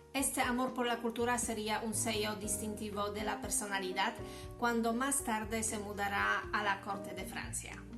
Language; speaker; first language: Spanish; non-native, fluent; Polish